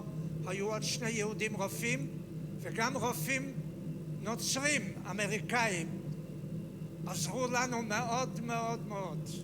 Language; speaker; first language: Hebrew; non-native, fluent; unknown